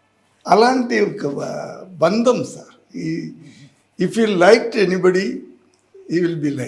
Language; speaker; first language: Telugu; non-native, learner; Tamil